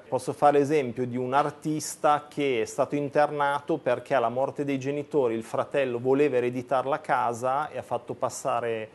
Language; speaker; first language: Italian; native; Italian